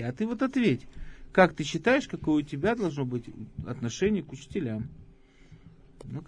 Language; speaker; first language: Russian; native; Russian